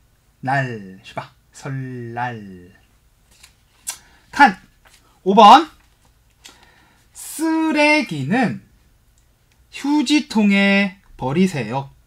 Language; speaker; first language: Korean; non-native, fluent; Chinese